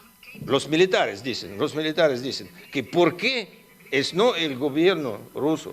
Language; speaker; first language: Spanish; non-native, fluent; Russian